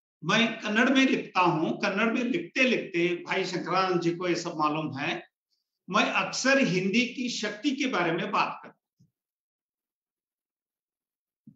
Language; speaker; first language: Hindi; non-native, local second language; Kannada